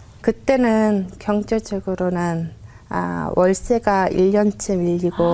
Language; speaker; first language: Korean; non-native, fluent; Mongolian